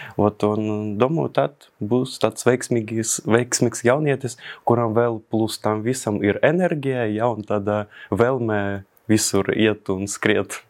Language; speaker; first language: Latvian; non-native, local second language; Russian